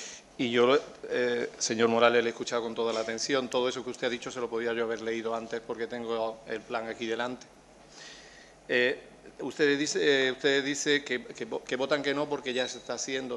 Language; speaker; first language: Spanish; native; Spanish